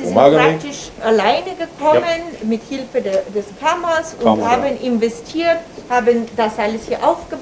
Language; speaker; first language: German; non-native, fluent; Bulgarian